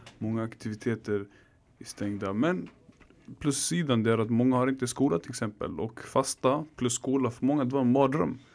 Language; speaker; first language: Swedish; early bilingual, other home language; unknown